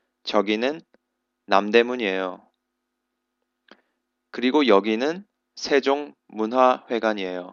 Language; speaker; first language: Korean; non-native, fluent; English